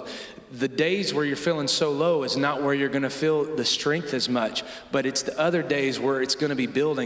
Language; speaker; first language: English; native; English